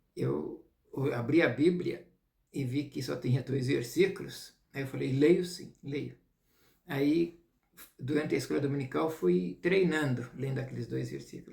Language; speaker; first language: Portuguese; native; Portuguese